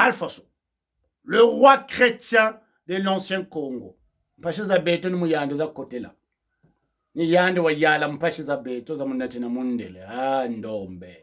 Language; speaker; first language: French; non-native, local second language; Kongo